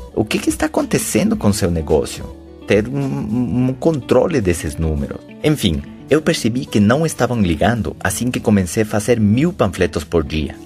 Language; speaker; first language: Portuguese; non-native, fluent; Spanish